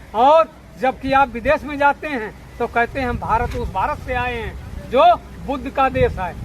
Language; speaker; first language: Hindi; native; Hindi